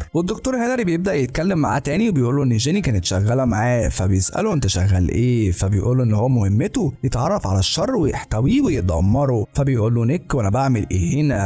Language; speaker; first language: Arabic; native; Arabic